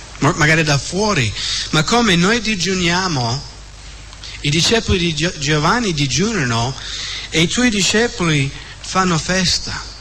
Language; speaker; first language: Italian; non-native, fluent; English